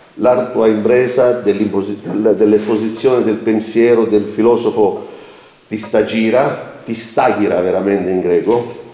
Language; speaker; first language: Italian; non-native, fluent; Greek